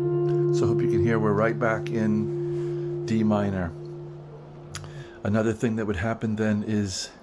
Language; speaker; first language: English; native; English